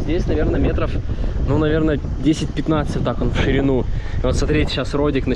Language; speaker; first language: Russian; native; Russian